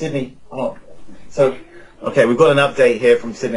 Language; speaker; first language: English; native; English